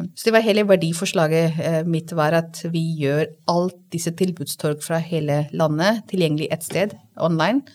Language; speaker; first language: Norwegian; non-native, fluent; Hindi